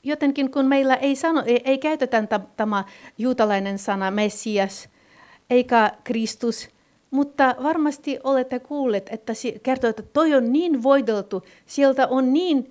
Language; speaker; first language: Finnish; non-native, fluent; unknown